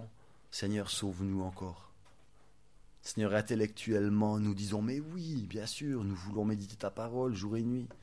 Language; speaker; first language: French; native; French